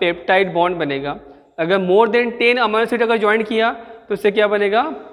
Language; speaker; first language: English; non-native, local second language; Hindi